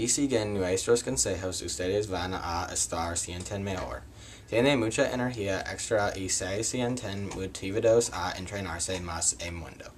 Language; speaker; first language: Spanish; non-native, learner; English